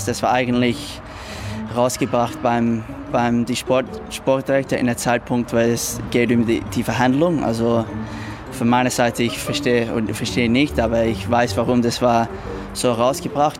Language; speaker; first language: German; non-native, learner; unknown